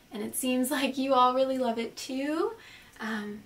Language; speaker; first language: English; native; English